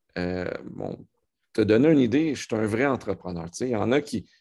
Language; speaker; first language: French; native; French